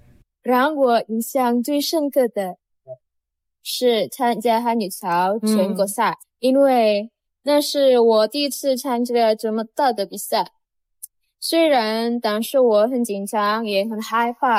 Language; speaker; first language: Chinese; non-native, fluent; Indonesian